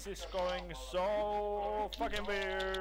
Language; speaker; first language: English; non-native, learner; Finnish